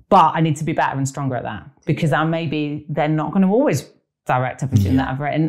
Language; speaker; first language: English; native; English